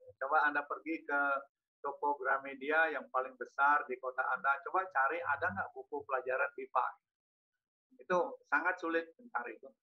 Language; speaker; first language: Indonesian; native; Indonesian